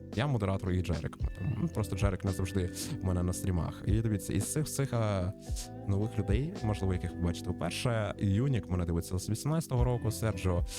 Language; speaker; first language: Ukrainian; non-native, local second language; Russian